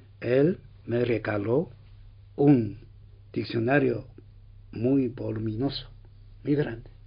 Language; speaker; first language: Spanish; non-native, fluent; Chinese